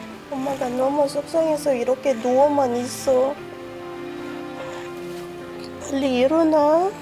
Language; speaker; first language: Korean; non-native, learner; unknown